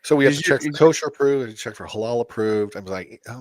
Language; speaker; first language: English; native; English